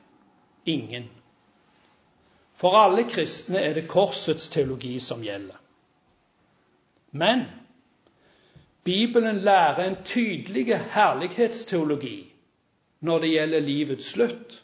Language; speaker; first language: Norwegian; native; Norwegian